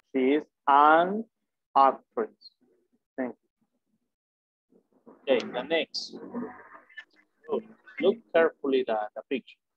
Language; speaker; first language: English; non-native, fluent; Spanish